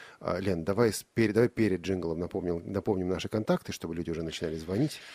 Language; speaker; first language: Russian; native; Russian